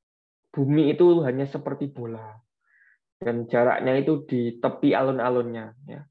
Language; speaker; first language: Indonesian; native; Indonesian